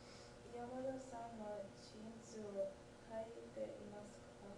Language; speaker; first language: Japanese; non-native, learner; English